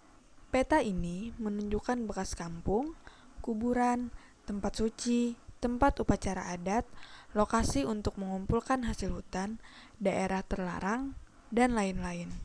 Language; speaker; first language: Indonesian; native; Indonesian